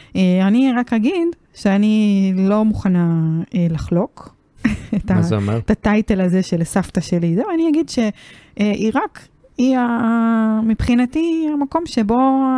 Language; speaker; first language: Hebrew; early bilingual, other home language; Arabic